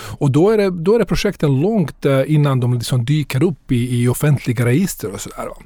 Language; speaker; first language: Swedish; non-native, fluent; Bosnian